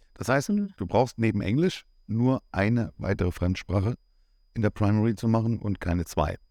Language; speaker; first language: German; native; German